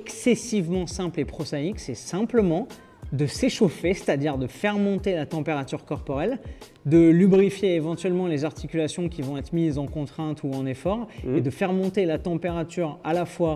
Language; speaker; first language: French; native; French